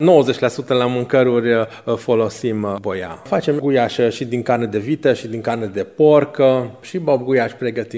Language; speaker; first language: Romanian; non-native, local second language; Hungarian